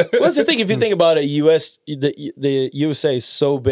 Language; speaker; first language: English; non-native, fluent; Spanish